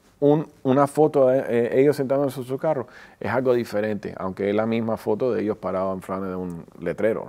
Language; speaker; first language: Spanish; early bilingual, heritage; Spanish